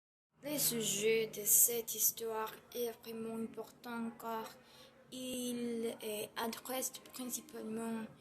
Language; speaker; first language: French; non-native, learner; Spanish